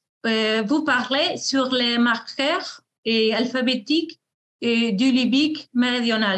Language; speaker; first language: French; non-native, fluent; Spanish